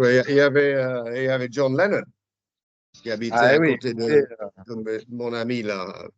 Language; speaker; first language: French; non-native, fluent; English